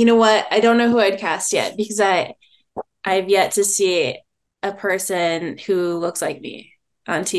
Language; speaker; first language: English; native; English